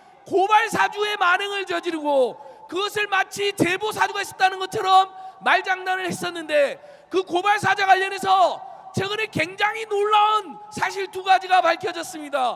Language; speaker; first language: Korean; native; Korean